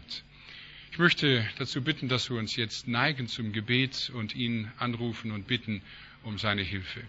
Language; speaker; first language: German; non-native, fluent; English